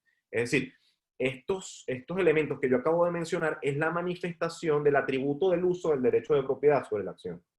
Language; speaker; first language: Spanish; native; Spanish